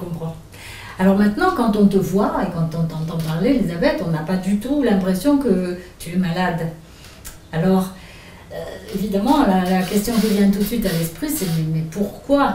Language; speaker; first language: French; native; French